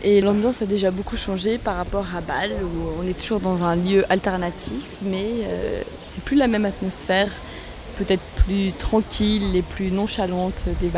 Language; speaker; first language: French; native; French